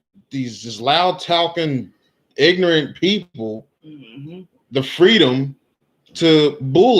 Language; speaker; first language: English; native; English